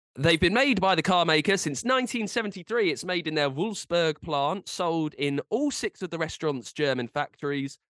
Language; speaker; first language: English; native; English